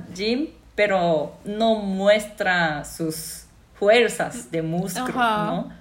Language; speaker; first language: Spanish; non-native, fluent; Japanese